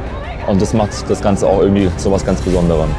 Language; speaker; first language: German; native; German